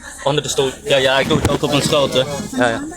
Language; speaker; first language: Dutch; non-native, learner; English